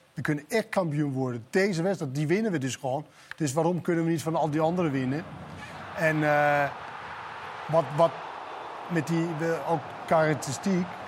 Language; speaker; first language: Dutch; non-native, fluent; Danish